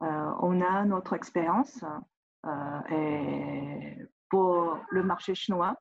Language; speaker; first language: French; non-native, learner; Chinese